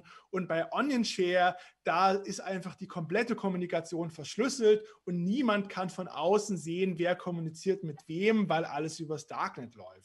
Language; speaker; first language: German; native; German